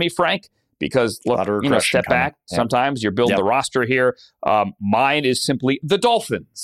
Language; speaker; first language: English; native; English